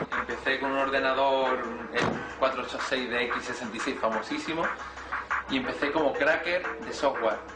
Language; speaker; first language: Spanish; native; Spanish